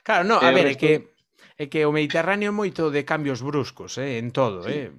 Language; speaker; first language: Galician; non-native, local second language; Spanish